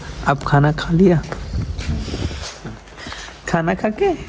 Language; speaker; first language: Hindi; non-native, learner; Bangla